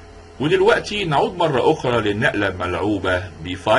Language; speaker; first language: Arabic; native; Arabic